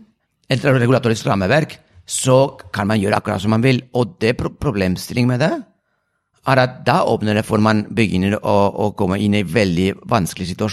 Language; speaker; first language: Norwegian; non-native, fluent; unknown